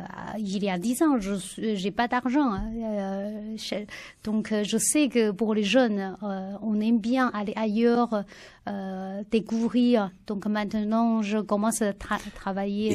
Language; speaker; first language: French; non-native, learner; Chinese